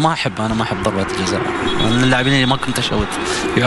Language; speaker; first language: Arabic; native; Arabic